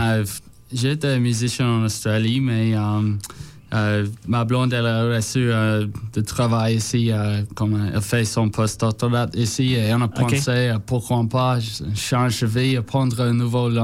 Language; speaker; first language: French; non-native, learner; English